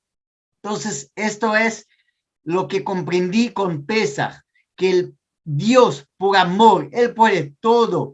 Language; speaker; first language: Spanish; non-native, fluent; Portuguese